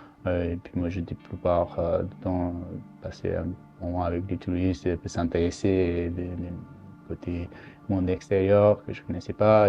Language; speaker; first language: French; non-native, fluent; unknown